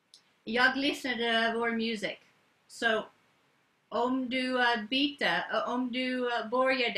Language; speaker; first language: Swedish; non-native, learner; English